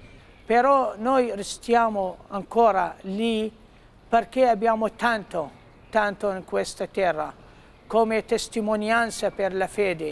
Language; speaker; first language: Italian; non-native, fluent; Arabic